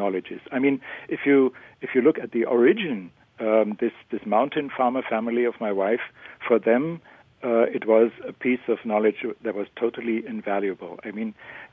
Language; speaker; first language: English; non-native, fluent; German